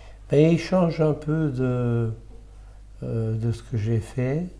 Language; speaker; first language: French; early bilingual, other home language; Italian